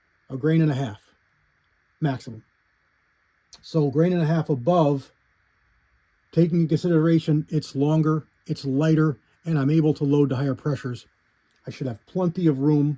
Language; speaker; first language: English; native; English